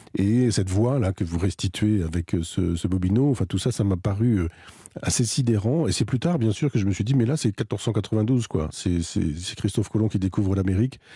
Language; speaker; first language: French; native; French